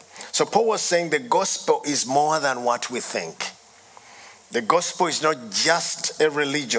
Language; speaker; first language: English; non-native, local second language; Ganda